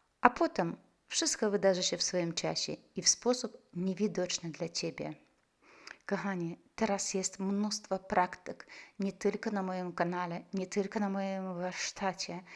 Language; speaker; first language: Polish; non-native, fluent; Russian